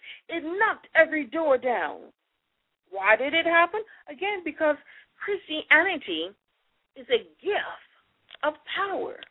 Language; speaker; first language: English; native; English